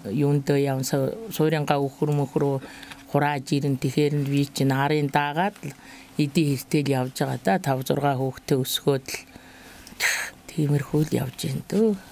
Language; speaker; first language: Mongolian; native; Mongolian